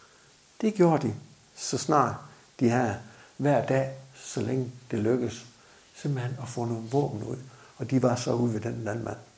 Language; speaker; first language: Danish; native; Danish